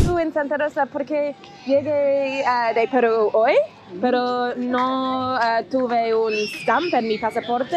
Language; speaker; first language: Spanish; non-native, learner; English